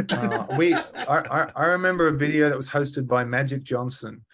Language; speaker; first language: English; native; English